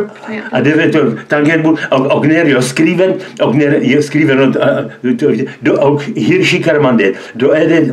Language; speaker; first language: Swedish; non-native, learner; Czech